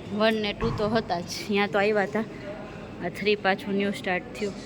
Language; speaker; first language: Gujarati; native; Gujarati